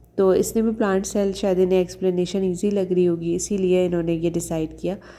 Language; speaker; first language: Urdu; native; Urdu